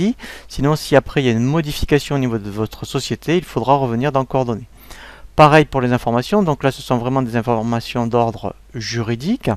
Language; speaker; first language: French; native; French